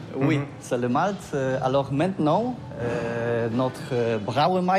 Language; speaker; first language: French; non-native, learner; Polish